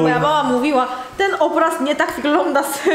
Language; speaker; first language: Polish; non-native, learner; Korean